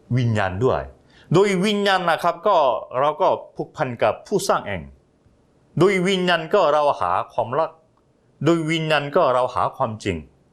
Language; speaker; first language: Thai; non-native, fluent; Korean